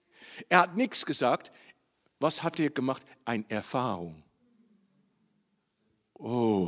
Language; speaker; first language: German; non-native, learner; Dutch